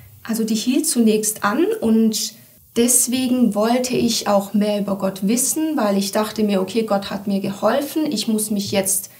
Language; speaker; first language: German; early bilingual, other home language; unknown